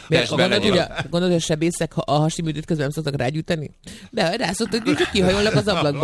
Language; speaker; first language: Hungarian; native; Hungarian